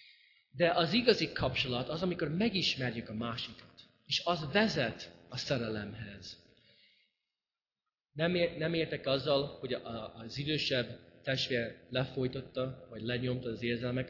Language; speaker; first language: Hungarian; non-native, fluent; English